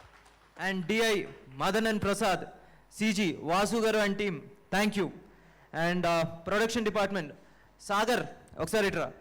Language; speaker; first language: Telugu; native; Telugu